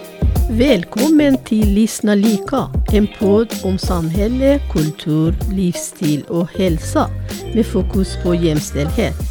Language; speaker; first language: Swedish; non-native, fluent; Persian